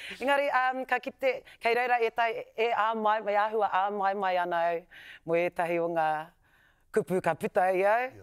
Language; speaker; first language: Māori; non-native, local second language; English